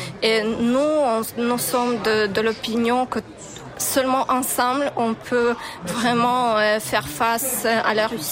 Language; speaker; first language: French; non-native, fluent; Ukrainian